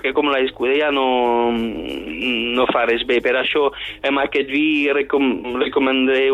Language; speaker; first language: Catalan; non-native, fluent; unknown